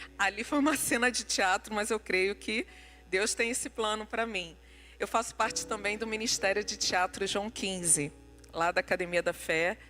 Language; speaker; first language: Portuguese; non-native, local second language; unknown